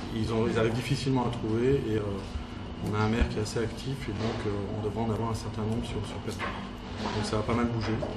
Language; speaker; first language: French; early bilingual, heritage; French